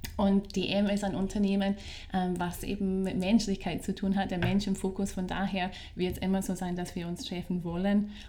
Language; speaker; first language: German; non-native, fluent; English